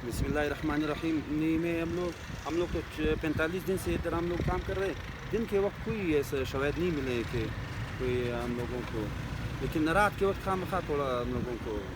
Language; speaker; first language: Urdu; non-native, local second language; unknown